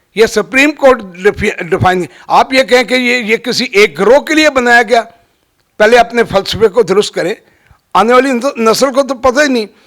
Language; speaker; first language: Urdu; non-native, local second language; Punjabi